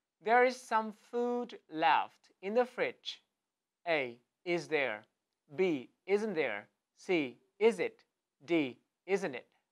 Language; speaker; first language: English; non-native, fluent; Vietnamese